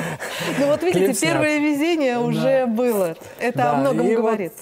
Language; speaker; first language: Russian; native; Russian